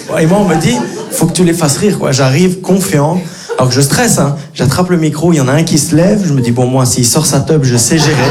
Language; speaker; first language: French; native; French